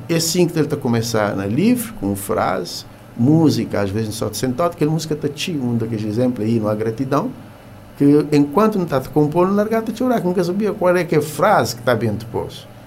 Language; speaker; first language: Portuguese; non-native, local second language; Kabuverdianu